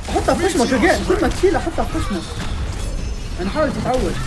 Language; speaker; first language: Arabic; native; Arabic